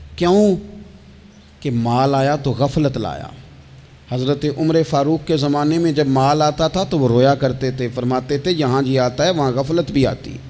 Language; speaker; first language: Urdu; non-native, local second language; Punjabi